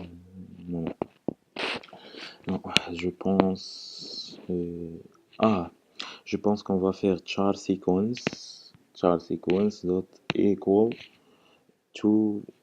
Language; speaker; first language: French; non-native, local second language; Arabic